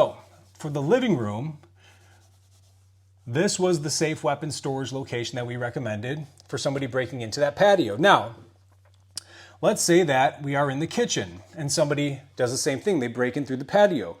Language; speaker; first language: English; native; English